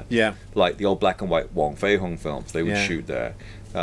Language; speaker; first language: English; native; English